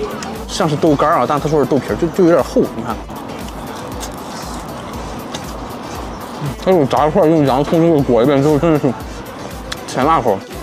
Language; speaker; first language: Chinese; native; Chinese